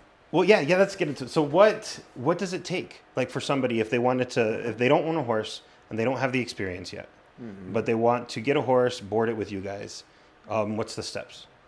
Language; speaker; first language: English; early bilingual, other home language; Spanish